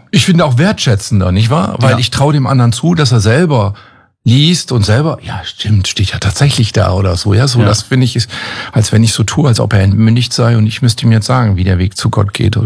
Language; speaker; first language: German; native; German